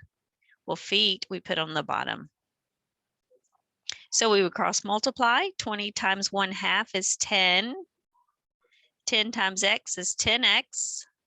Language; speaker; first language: English; native; English